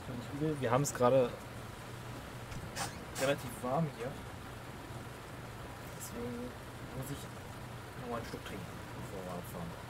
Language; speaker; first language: German; native; German